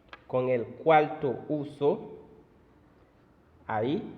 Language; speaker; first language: Spanish; non-native, fluent; Haitian Creole